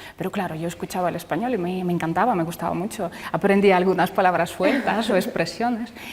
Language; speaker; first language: Spanish; non-native, fluent; Russian